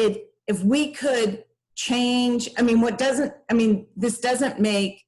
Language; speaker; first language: English; native; English